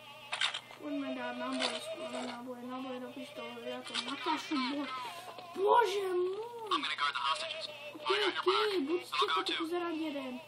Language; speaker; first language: Czech; non-native, learner; Slovak